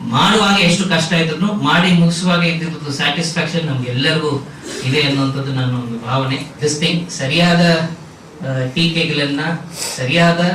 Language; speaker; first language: Kannada; non-native, local second language; Tamil